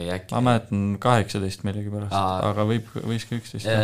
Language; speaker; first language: Estonian; native; Estonian